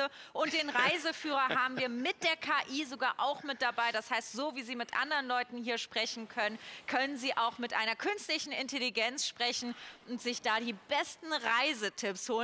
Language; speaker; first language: German; native; German